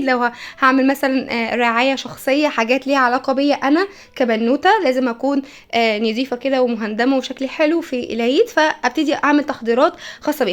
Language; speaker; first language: Arabic; native; Arabic